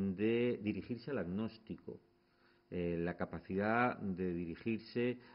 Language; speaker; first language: Spanish; native; Spanish